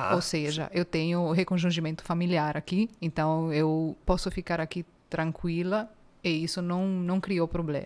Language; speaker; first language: Portuguese; non-native, fluent; Italian